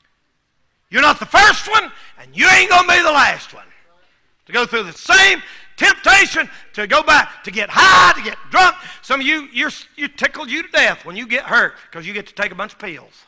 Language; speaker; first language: English; native; English